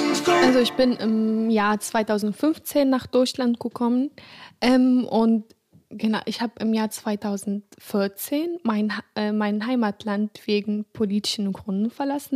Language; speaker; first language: German; non-native, fluent; Arabic